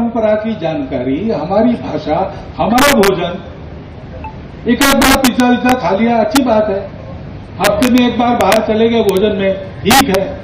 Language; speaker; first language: Hindi; non-native, local second language; Marathi